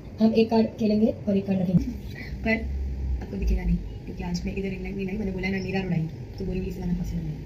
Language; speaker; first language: Hindi; non-native, local second language; Gujarati